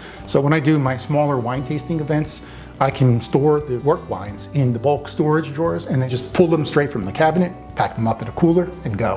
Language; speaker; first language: English; native; English